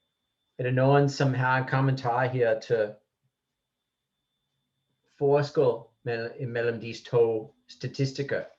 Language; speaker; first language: Danish; non-native, fluent; English